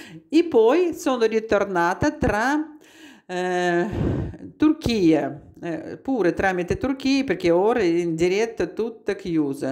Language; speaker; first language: Italian; non-native, learner; Russian